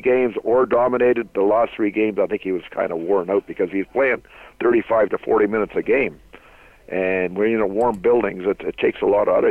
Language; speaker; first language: English; native; English